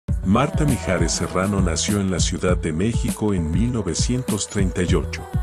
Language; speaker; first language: Spanish; native; Spanish